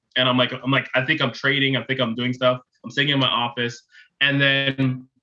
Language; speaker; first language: English; native; English